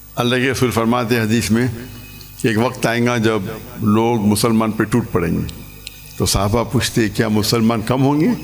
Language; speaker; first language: Urdu; non-native, local second language; English